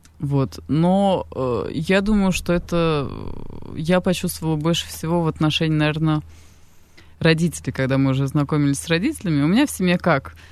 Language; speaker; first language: Russian; non-native, local second language; Armenian